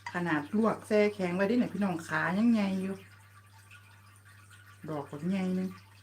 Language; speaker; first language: Thai; native; Thai